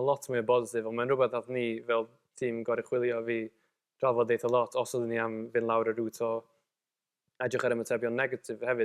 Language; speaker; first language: Welsh; native; Welsh